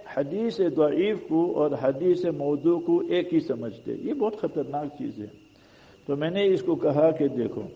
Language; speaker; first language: Urdu; non-native, local second language; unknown